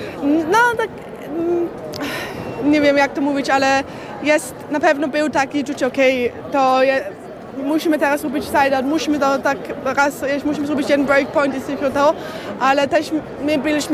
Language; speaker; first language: Polish; early bilingual, heritage; Polish